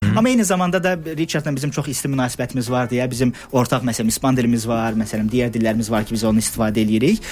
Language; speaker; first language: Azerbaijani; early bilingual, heritage; Azerbaijani